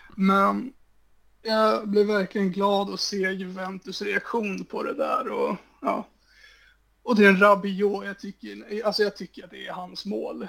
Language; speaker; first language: Swedish; native; Swedish